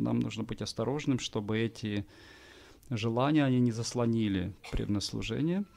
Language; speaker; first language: Russian; native; Russian